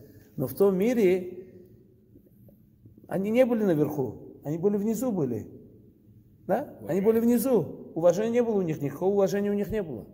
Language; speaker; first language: Russian; early bilingual, heritage; Russian